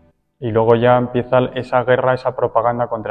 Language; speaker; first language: Spanish; native; Spanish